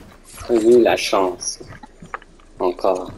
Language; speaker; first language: French; native; French